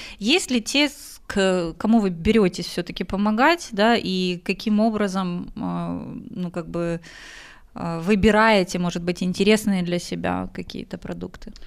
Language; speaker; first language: Russian; native; Russian